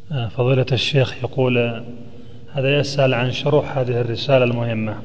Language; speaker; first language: Arabic; native; Arabic